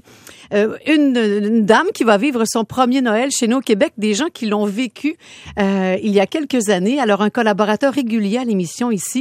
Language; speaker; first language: French; native; French